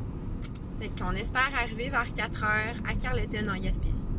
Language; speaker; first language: French; native; French